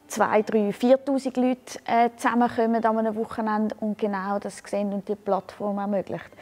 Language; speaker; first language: German; native; German